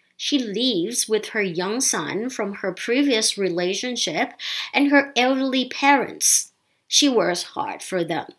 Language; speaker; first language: English; non-native, fluent; Thai